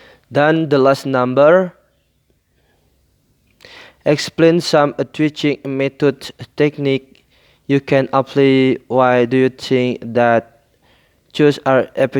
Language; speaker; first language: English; non-native, learner; Indonesian